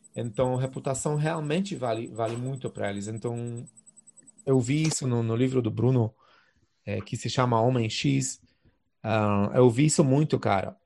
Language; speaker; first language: Portuguese; non-native, fluent; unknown